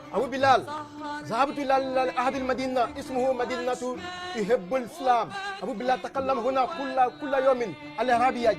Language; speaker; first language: Arabic; non-native, learner; Wolof